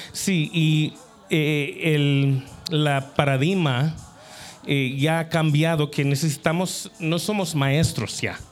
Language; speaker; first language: Spanish; non-native, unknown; English